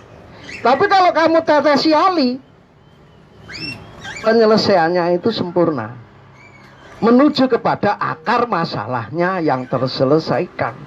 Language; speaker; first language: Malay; non-native, local second language; Javanese